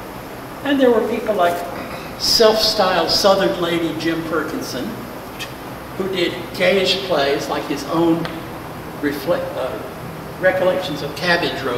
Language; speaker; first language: English; native; English